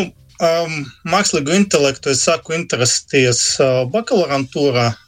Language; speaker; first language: Latvian; non-native, local second language; Russian